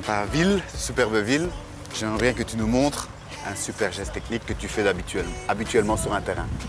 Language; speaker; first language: French; native; French